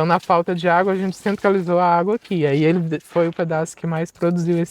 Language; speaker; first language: Portuguese; native; Portuguese